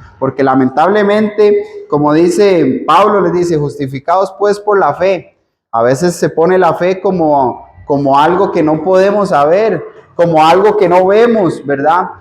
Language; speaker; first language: Spanish; native; Spanish